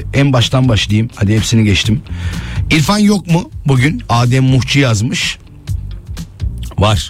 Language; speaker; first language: Turkish; native; Turkish